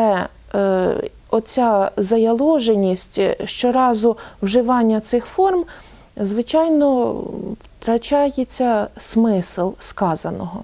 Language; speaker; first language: Ukrainian; native; Ukrainian